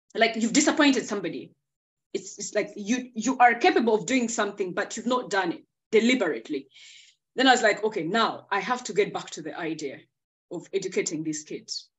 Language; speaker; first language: English; non-native, local second language; Ganda